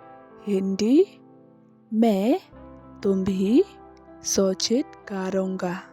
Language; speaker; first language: Hindi; non-native, learner; Khasi